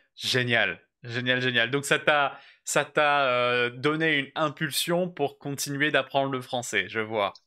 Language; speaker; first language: French; native; French